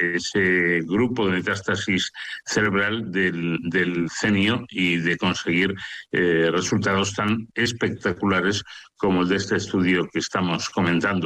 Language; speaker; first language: Spanish; native; Spanish